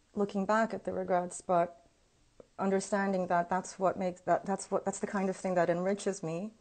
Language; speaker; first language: English; early bilingual, other home language; Japanese